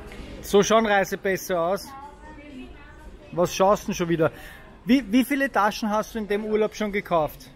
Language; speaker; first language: German; native; German